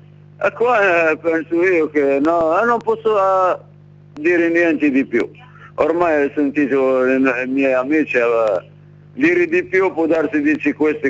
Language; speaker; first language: Italian; non-native, learner; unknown